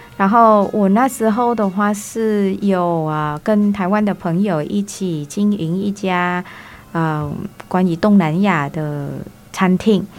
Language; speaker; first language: Chinese; non-native, fluent; Vietnamese